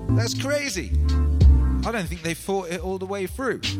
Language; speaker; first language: English; native; English